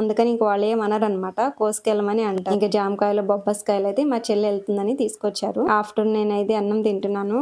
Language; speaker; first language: Telugu; non-native, local second language; Lambadi